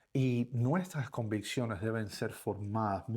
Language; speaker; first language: Spanish; native; Spanish